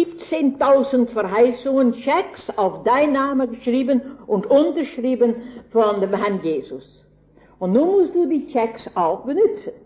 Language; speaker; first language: German; non-native, fluent; Dutch